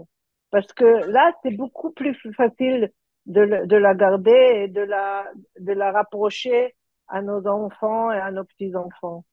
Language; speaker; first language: French; early bilingual, heritage; French